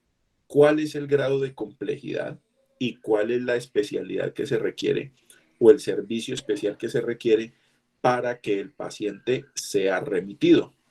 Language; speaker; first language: Spanish; native; Spanish